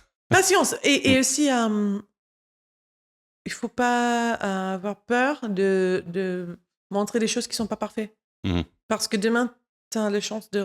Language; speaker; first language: French; non-native, fluent; English